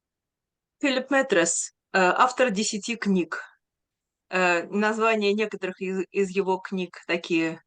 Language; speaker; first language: Russian; native; Russian